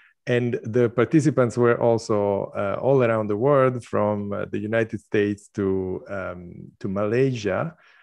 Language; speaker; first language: English; non-native, fluent; Italian